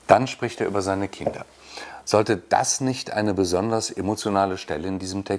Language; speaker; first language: German; native; German